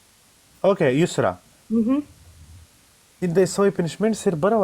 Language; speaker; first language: Arabic; non-native, learner; Pashto